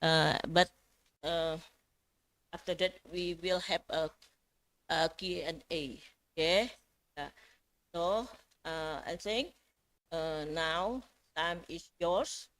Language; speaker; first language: English; non-native, fluent; Indonesian